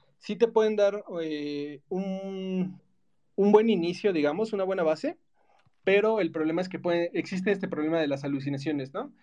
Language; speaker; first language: Spanish; native; Spanish